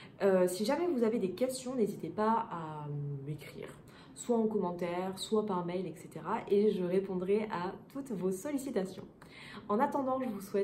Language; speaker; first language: French; native; French